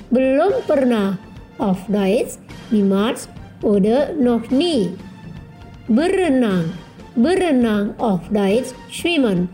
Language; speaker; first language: German; non-native, fluent; Indonesian